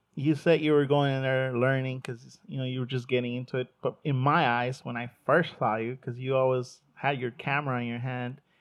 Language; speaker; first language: English; early bilingual, other home language; Spanish